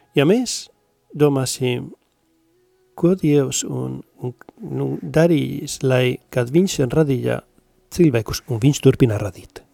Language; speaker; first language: Latvian; non-native, learner; Spanish